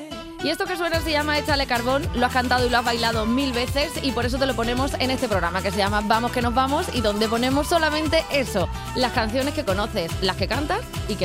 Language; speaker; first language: Spanish; native; Spanish